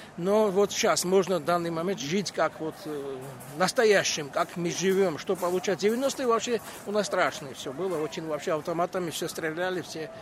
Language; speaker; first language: Russian; non-native, local second language; Georgian